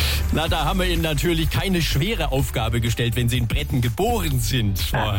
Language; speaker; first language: German; native; German